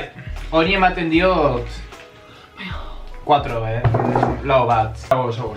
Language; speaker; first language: Basque; non-native, local second language; Spanish